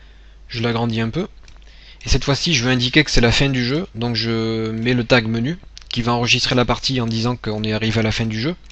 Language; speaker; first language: French; native; French